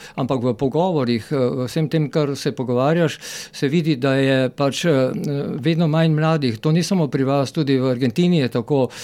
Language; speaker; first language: Slovenian; native; Slovenian